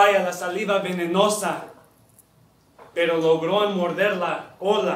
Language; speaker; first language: Spanish; early bilingual, heritage; Spanish